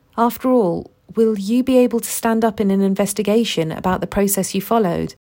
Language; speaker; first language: English; native; English